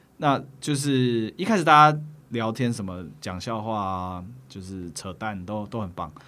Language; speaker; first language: Chinese; native; Chinese